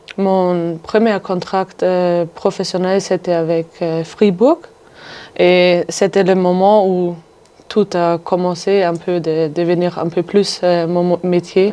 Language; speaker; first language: French; non-native, fluent; German